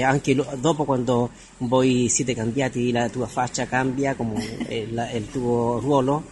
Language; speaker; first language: Italian; non-native, fluent; Spanish